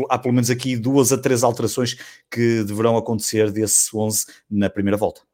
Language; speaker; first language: Portuguese; native; Portuguese